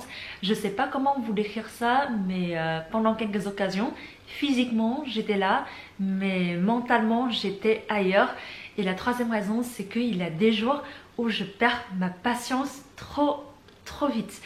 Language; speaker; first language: French; non-native, fluent; Vietnamese